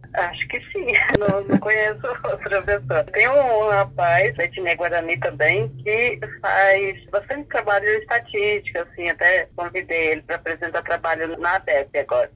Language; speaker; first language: Portuguese; non-native, local second language; Guarani